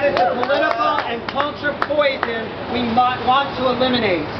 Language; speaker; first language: English; native; English